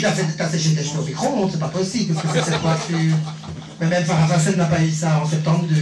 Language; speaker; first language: French; native; French